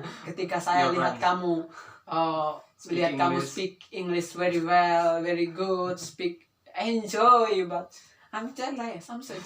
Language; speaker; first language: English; non-native, learner; Indonesian